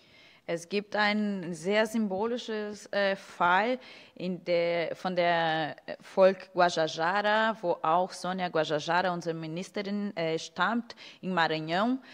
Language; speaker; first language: German; non-native, fluent; Portuguese